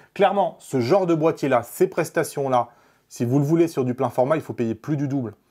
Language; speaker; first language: French; native; French